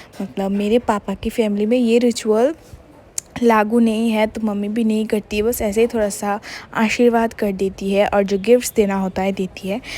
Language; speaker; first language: Hindi; non-native, local second language; Bangla